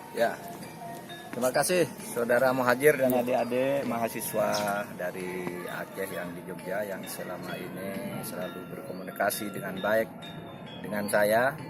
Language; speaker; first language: Indonesian; non-native, local second language; Madurese